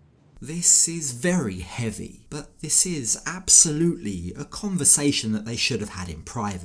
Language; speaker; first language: English; native; English